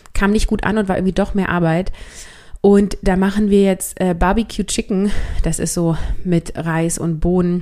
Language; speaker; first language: German; native; German